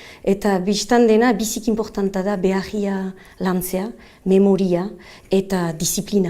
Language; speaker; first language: Basque; native; Basque